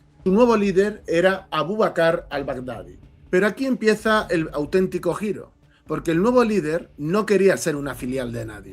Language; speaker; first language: Spanish; native; Spanish